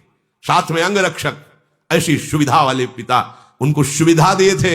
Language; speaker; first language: Hindi; native; Hindi